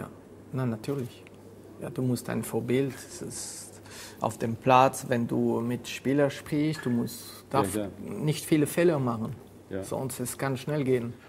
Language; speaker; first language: German; non-native, fluent; French